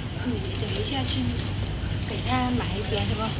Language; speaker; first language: Chinese; non-native, learner; Vietnamese